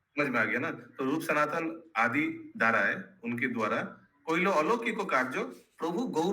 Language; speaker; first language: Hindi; non-native, local second language; Bangla